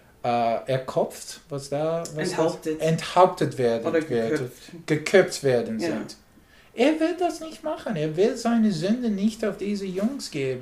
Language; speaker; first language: German; non-native, learner; English